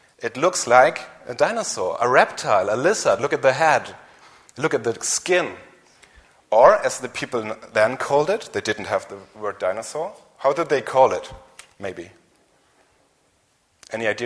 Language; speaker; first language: English; non-native, fluent; German